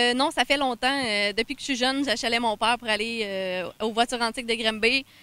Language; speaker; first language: French; native; French